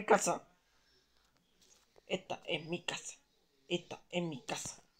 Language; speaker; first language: Spanish; native; Spanish